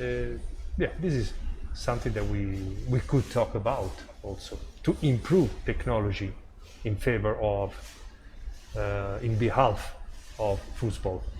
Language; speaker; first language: English; non-native, fluent; Italian